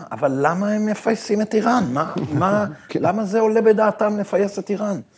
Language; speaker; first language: Hebrew; native; Hebrew